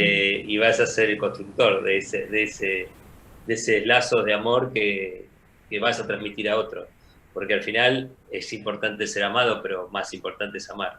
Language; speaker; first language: Spanish; native; Spanish